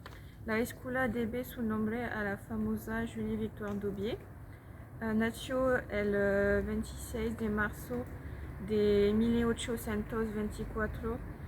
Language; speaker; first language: Spanish; non-native, learner; French